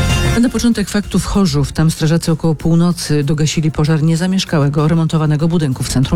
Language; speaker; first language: Polish; native; Polish